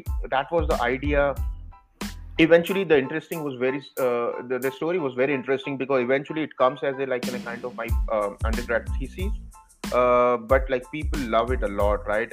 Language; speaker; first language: English; non-native, local second language; Hindi